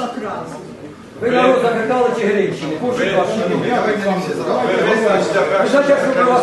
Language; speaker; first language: Ukrainian; native; Ukrainian